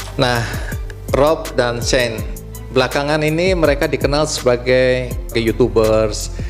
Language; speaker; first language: Indonesian; native; Indonesian